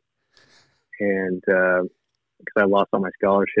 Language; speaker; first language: English; native; English